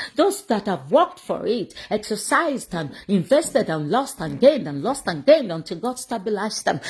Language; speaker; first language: English; non-native, local second language; Yoruba